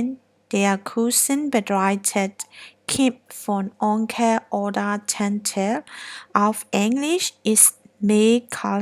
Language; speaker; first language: German; non-native, learner; Burmese